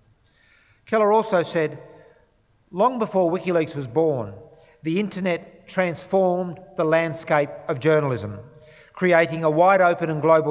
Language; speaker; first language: English; native; English